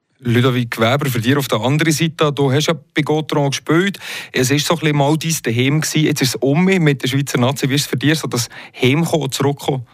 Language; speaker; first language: German; native; German